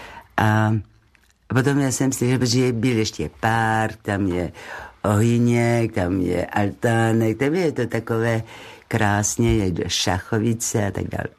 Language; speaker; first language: Czech; non-native, learner; French